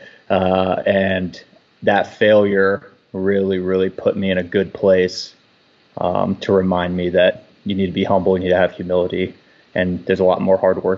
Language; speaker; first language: English; native; English